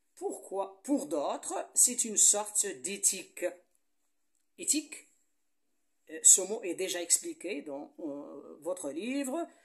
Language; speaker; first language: French; non-native, local second language; Arabic